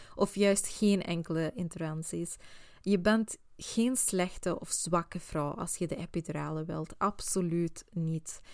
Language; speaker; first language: Dutch; non-native, fluent; Swedish